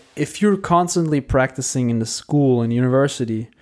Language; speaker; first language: English; non-native, fluent; Portuguese